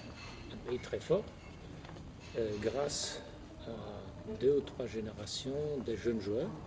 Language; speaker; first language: French; non-native, fluent; Croatian